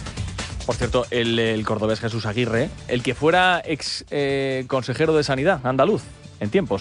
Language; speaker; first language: Spanish; native; Spanish